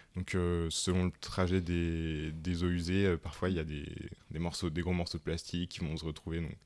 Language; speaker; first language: French; native; French